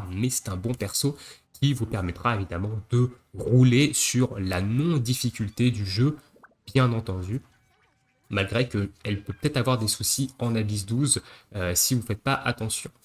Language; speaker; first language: French; native; French